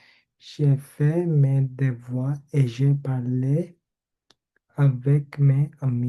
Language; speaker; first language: French; non-native, learner; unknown